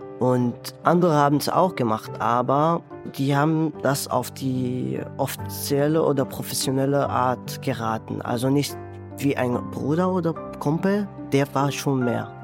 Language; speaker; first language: German; non-native, fluent; Arabic